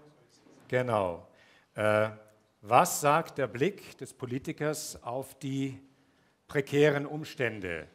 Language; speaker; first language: German; native; German